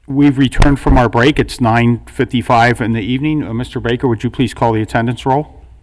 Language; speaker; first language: English; native; English